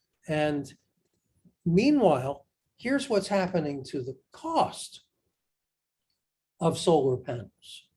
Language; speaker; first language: English; native; English